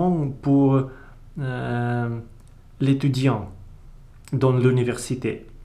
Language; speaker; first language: French; non-native, learner; Russian